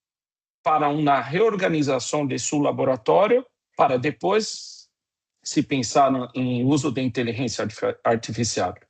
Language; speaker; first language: Portuguese; non-native, fluent; Spanish